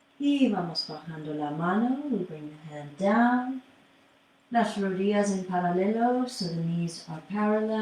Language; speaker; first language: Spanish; non-native, fluent; English